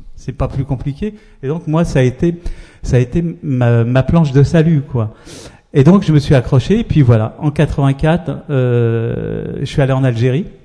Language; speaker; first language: French; early bilingual, other home language; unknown